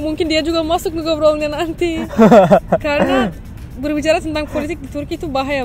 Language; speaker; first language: Indonesian; non-native, fluent; Turkish